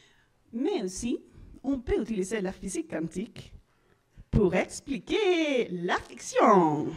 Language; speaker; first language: French; non-native, learner; Spanish